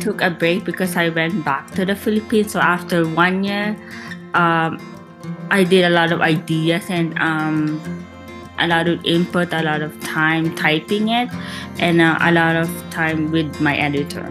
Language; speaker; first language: English; non-native, local second language; Filipino